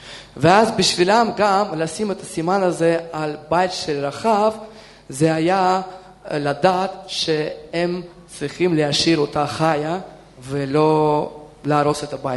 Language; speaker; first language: Hebrew; non-native, fluent; Russian